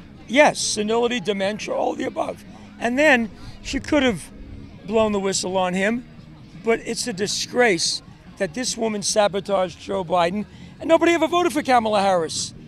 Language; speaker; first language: English; native; English